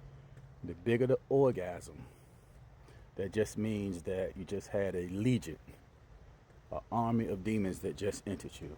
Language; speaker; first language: English; native; English